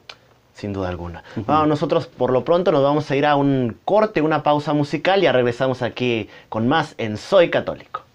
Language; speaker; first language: Spanish; native; Spanish